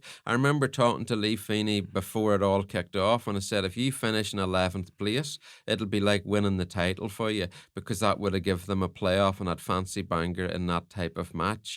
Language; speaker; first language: English; native; English